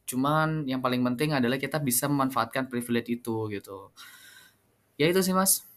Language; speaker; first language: Indonesian; non-native, local second language; Madurese